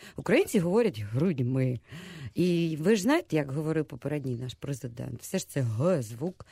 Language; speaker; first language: Ukrainian; native; Ukrainian